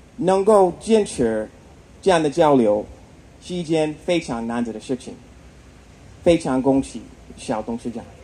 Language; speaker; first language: Chinese; non-native, fluent; English